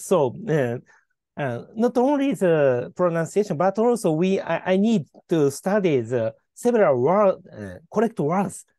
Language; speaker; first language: English; non-native, learner; Japanese